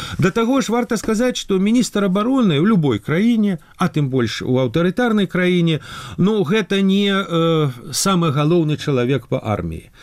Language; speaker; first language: Belarusian; native; Belarusian